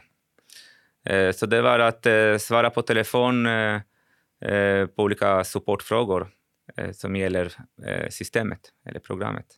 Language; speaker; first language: Swedish; non-native, fluent; Spanish